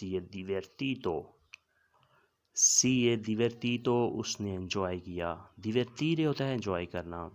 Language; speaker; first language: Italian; non-native, learner; Urdu